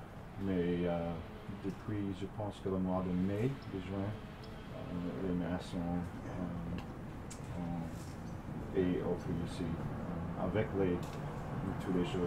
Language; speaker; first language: French; non-native, fluent; English